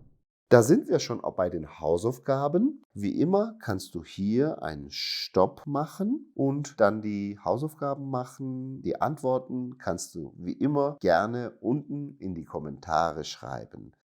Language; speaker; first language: German; non-native, fluent; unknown